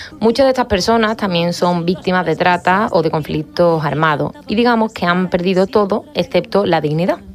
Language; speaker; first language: Spanish; native; Spanish